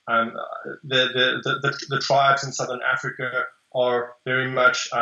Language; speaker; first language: English; native; English